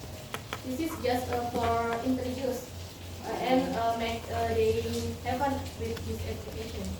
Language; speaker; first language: English; non-native, learner; Indonesian